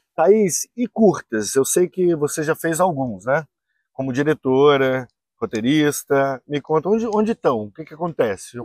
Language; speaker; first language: Portuguese; native; Portuguese